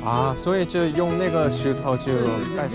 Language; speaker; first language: Chinese; non-native, learner; Korean